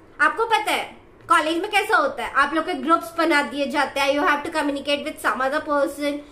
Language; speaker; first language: Hindi; native; Hindi